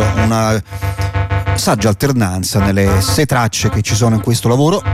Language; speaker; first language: Italian; native; Italian